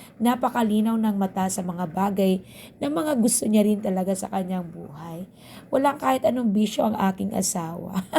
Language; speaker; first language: Filipino; non-native, local second language; Bikol